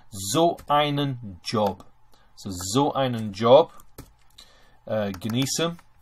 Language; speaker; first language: German; non-native, fluent; English